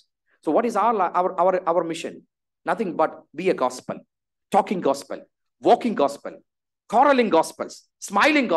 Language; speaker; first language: English; non-native, local second language; Malayalam